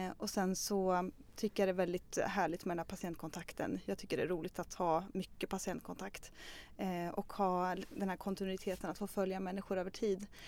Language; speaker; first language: Swedish; native; Swedish